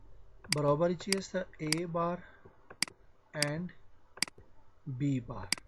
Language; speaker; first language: Persian; non-native, local second language; Pashto